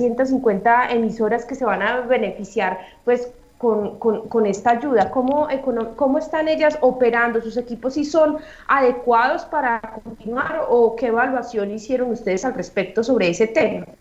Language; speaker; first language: Spanish; native; Spanish